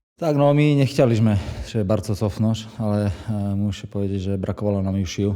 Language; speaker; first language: Polish; non-native, fluent; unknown